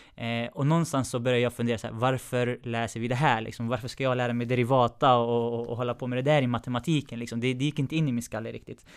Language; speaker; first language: Swedish; native; Swedish